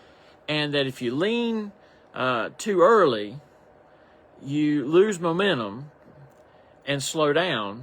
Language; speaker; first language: English; native; English